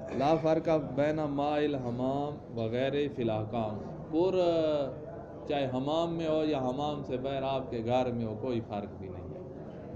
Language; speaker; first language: Urdu; non-native, local second language; Punjabi